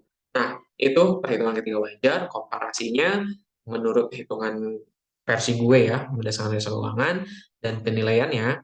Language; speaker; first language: Indonesian; native; Indonesian